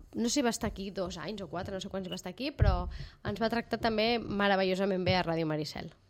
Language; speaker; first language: Catalan; native; Catalan